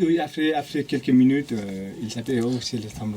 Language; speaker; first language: French; non-native, fluent; Nepali